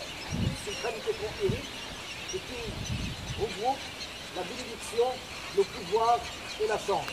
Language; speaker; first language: French; non-native, local second language; Arabic